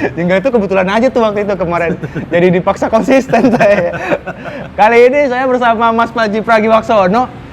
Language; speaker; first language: Indonesian; non-native, local second language; Minangkabau